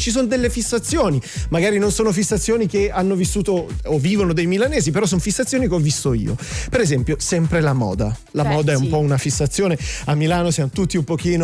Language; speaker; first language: Italian; native; Italian